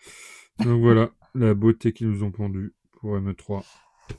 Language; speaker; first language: French; native; French